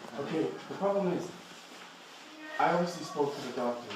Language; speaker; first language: English; native; English